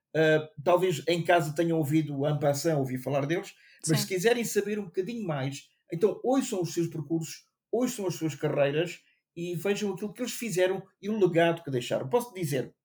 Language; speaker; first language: Portuguese; native; Portuguese